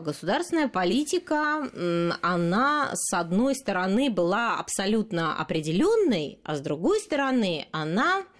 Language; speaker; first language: Russian; native; Russian